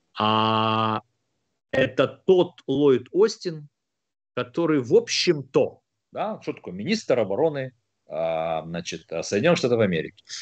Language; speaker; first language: Russian; native; Russian